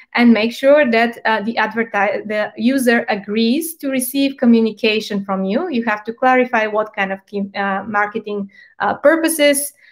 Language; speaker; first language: English; non-native, fluent; Bulgarian